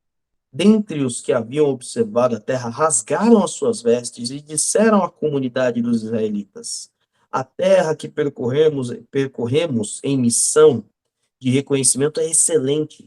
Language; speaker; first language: Portuguese; native; Portuguese